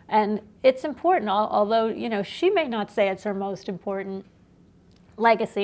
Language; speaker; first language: English; native; English